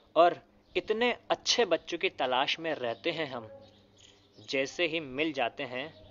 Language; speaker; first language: Hindi; native; Hindi